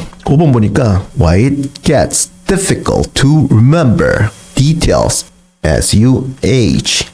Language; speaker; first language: English; non-native, fluent; Korean